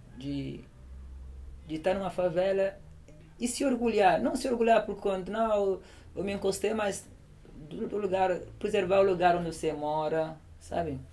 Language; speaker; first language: Portuguese; non-native, local second language; Kabuverdianu